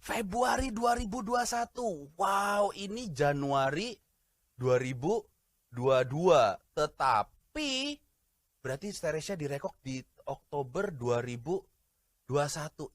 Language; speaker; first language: Indonesian; native; Indonesian